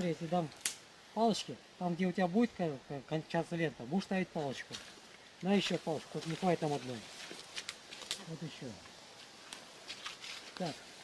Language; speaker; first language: Russian; native; Russian